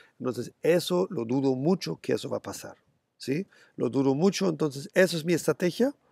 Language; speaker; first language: Spanish; non-native, fluent; German